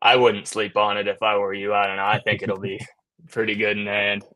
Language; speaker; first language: English; native; English